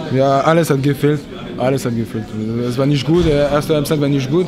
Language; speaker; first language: German; non-native, learner; French